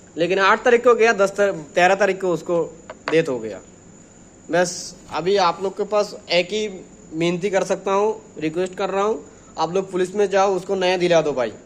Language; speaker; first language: Hindi; non-native, learner; Bangla